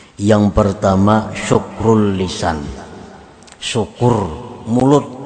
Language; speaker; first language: Indonesian; non-native, local second language; Banjar